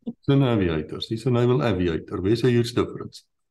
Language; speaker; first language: English; non-native, local second language; Afrikaans